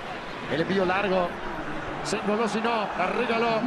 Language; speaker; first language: Spanish; native; Spanish